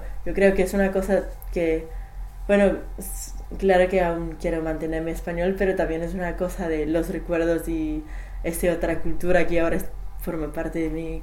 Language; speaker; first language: Spanish; non-native, learner; English